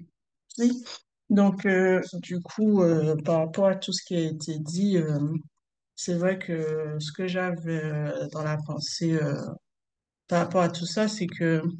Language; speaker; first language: French; native; French